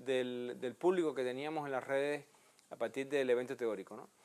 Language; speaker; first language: Spanish; native; Spanish